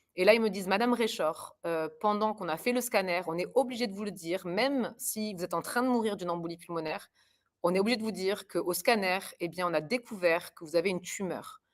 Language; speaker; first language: French; early bilingual, other home language; German